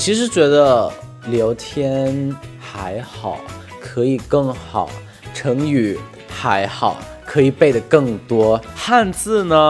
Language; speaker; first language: Chinese; non-native, fluent; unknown